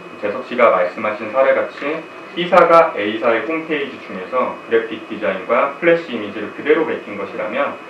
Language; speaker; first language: Korean; native; Korean